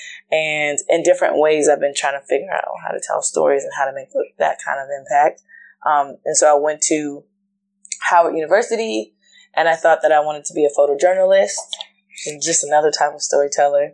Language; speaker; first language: English; native; English